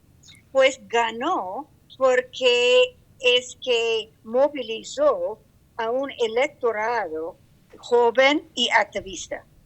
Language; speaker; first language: Spanish; non-native, learner; English